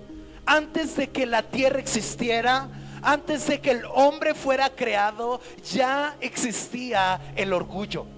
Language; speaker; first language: Spanish; native; Spanish